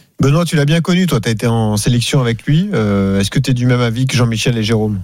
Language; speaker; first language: French; native; French